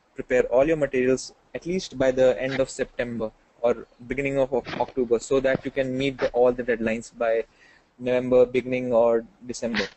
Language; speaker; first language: English; non-native, local second language; Hindi